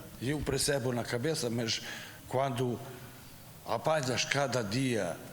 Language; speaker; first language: Portuguese; non-native, learner; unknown